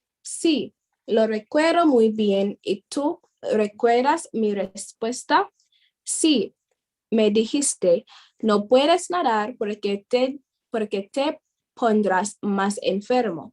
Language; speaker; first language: Spanish; non-native, fluent; English